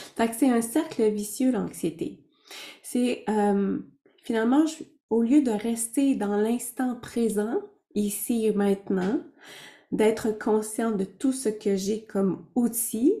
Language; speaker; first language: French; native; French